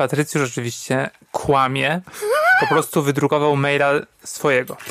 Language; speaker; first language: Polish; native; Polish